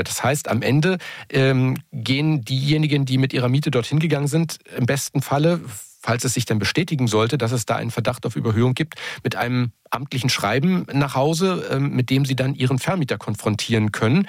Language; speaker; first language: German; native; German